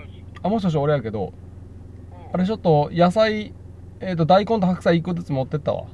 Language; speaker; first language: Japanese; native; Japanese